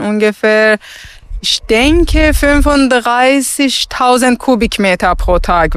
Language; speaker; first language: German; non-native, learner; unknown